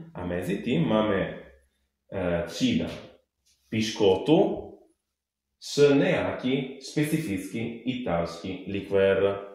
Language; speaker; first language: Czech; non-native, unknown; Italian